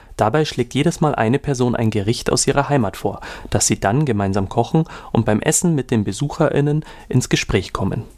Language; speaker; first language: German; native; German